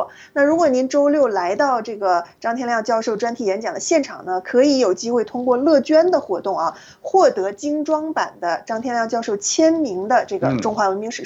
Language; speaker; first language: Chinese; native; Chinese